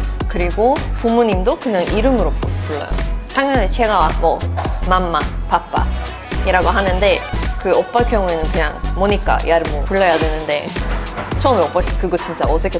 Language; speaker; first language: Korean; non-native, fluent; Swedish